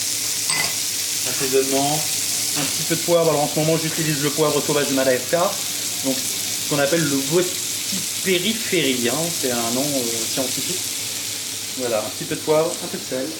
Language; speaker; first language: French; native; French